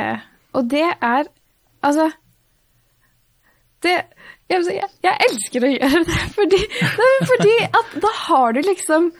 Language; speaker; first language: Norwegian; native; Norwegian